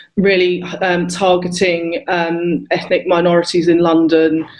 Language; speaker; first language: English; native; English